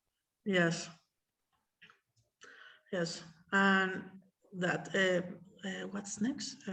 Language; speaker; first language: English; non-native, learner; Spanish